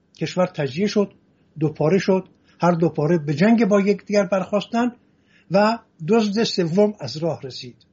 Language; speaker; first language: Persian; non-native, local second language; Assyrian Neo-Aramaic